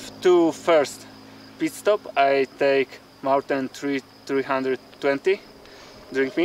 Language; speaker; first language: English; non-native, learner; Polish